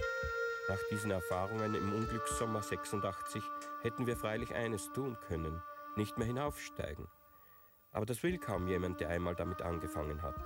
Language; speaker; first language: German; native; German